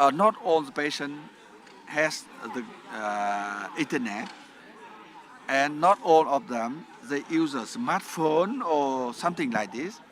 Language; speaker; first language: English; non-native, learner; Vietnamese